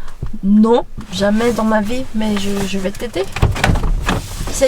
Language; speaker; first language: French; non-native, learner; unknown